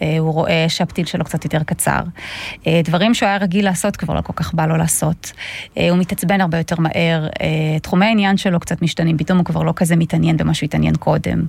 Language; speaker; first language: Hebrew; non-native, fluent; Russian